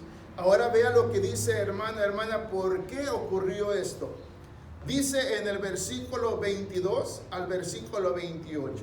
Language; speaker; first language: Spanish; native; Spanish